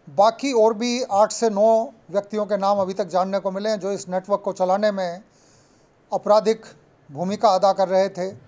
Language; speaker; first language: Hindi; non-native, local second language; Gujarati